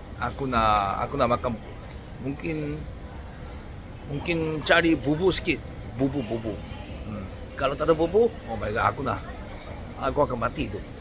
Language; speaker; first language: Malay; non-native, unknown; Korean